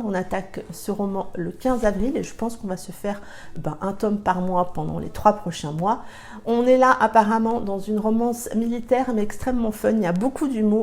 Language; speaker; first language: French; native; French